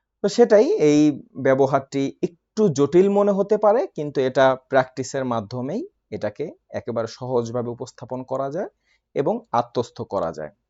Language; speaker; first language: Bangla; native; Bangla